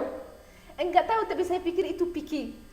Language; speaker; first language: Indonesian; non-native, learner; Arabic